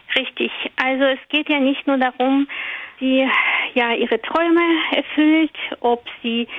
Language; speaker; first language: German; non-native, fluent; Russian